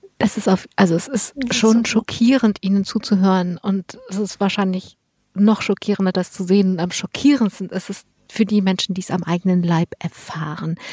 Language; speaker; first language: German; native; German